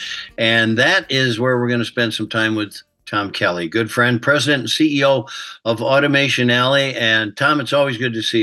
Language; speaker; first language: English; native; English